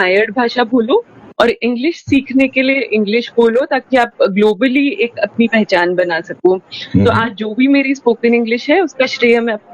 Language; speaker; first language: Hindi; non-native, local second language; Rajasthani